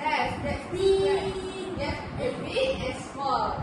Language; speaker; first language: English; non-native, learner; Malay